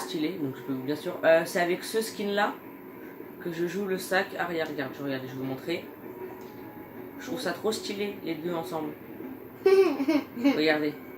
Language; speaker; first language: French; native; French